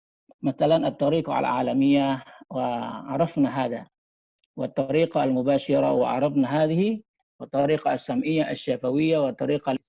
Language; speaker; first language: Arabic; non-native, fluent; Indonesian